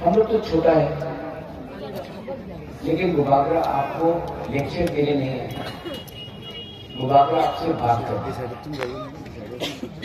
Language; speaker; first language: Hindi; non-native, local second language; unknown